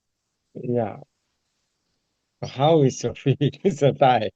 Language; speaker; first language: English; non-native, learner; Sinhala